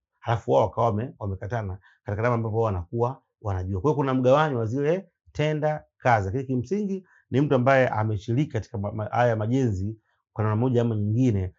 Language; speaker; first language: Swahili; native; Swahili